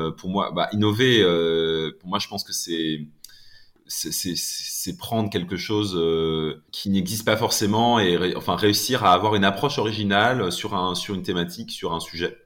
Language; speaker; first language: French; native; French